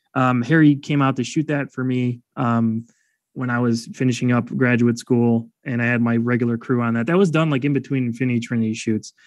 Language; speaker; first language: English; native; English